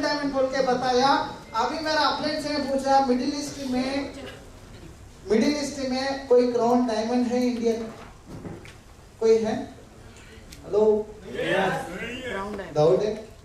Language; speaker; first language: Hindi; non-native, local second language; Tamil